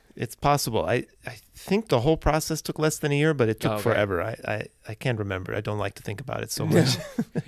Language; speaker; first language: English; native; English